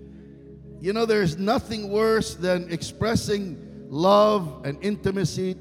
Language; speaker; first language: English; non-native, fluent; Hebrew